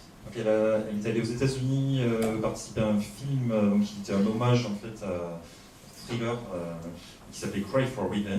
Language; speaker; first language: French; native; French